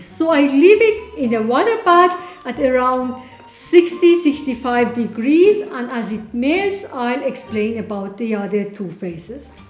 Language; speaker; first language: English; non-native, fluent; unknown